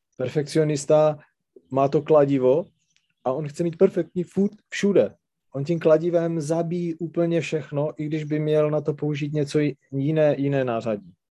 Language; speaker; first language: Czech; non-native, local second language; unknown